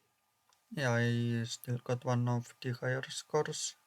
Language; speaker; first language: English; non-native, fluent; Polish